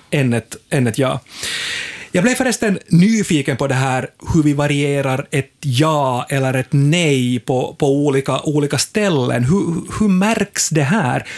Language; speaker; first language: Swedish; native; Swedish